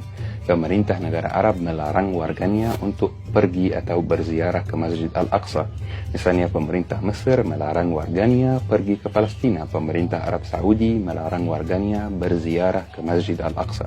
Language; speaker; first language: Indonesian; non-native, fluent; Arabic